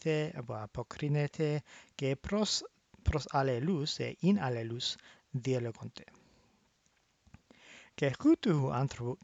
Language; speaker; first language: Greek; non-native, fluent; English